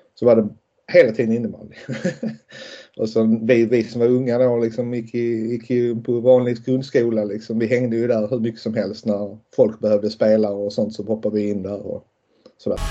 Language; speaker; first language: Swedish; native; Swedish